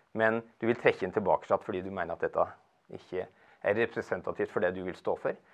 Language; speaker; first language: Norwegian; native; Norwegian